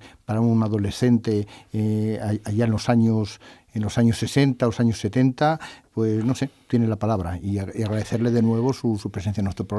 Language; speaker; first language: Spanish; native; Spanish